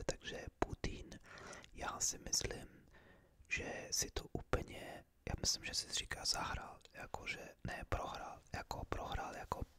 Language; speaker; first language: Czech; early bilingual, heritage; English